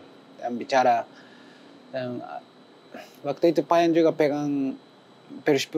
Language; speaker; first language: Indonesian; non-native, learner; Japanese